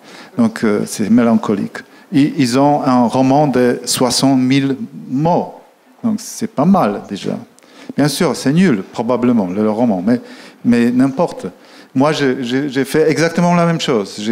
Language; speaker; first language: French; non-native, fluent; Polish